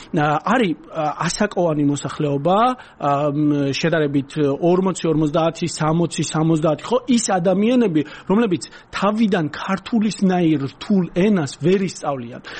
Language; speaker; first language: Georgian; non-native, local second language; Azerbaijani